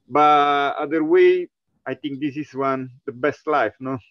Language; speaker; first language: English; non-native, fluent; Italian